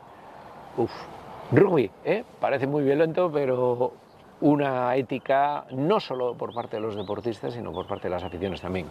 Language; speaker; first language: Spanish; native; Spanish